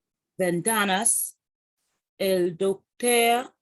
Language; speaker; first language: Spanish; non-native, learner; English